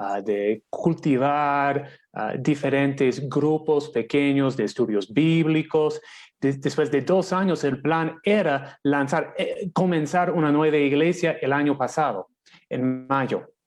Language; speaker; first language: Spanish; non-native, fluent; English